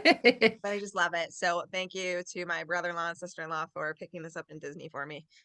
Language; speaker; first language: English; native; English